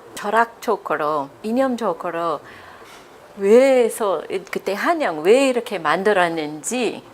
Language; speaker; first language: Korean; non-native, fluent; English